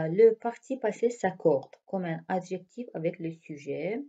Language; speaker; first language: French; non-native, fluent; Azerbaijani